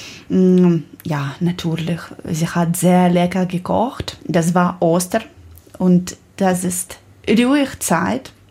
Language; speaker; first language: German; non-native, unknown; Ukrainian